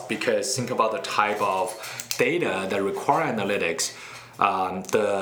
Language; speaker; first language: English; non-native, fluent; Chinese